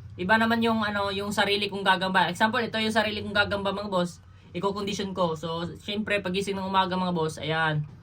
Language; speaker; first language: Filipino; non-native, local second language; Cebuano